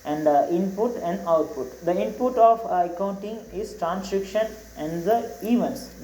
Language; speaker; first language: English; non-native, local second language; Tamil